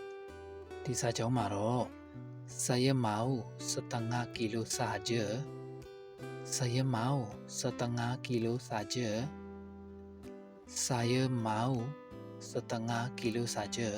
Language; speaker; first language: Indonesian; non-native, learner; Burmese